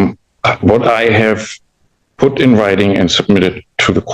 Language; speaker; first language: English; native; English